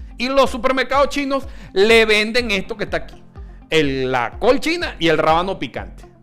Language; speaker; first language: Spanish; early bilingual, other home language; Italian